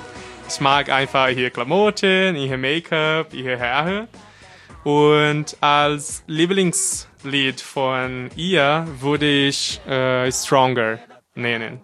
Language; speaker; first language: German; non-native, fluent; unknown